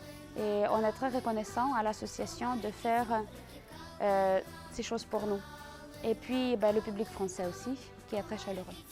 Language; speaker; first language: French; non-native, local second language; Ukrainian